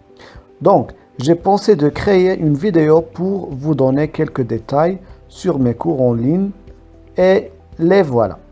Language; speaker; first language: French; non-native, local second language; Arabic